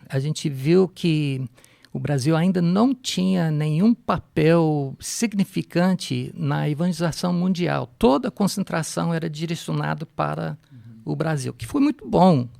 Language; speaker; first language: Portuguese; non-native, fluent; English